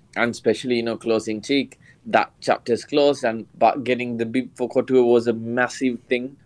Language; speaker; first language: English; non-native, local second language; Sinhala